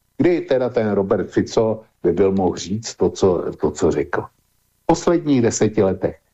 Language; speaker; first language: Czech; native; Czech